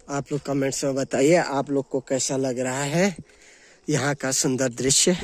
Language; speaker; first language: Hindi; native; Hindi